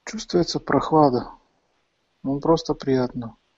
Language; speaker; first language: Russian; non-native, fluent; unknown